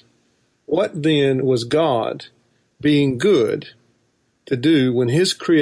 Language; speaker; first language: English; native; English